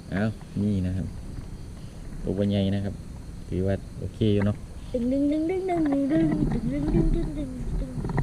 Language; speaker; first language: Thai; native; Thai